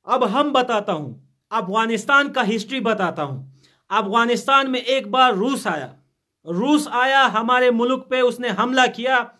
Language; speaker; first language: Urdu; non-native, fluent; Pashto